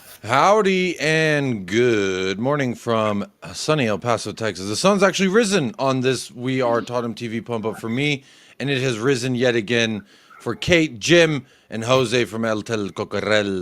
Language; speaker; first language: English; native; English